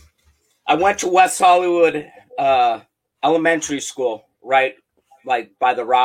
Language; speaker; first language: English; native; English